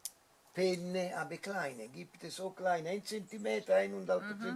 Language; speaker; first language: German; non-native, learner; Italian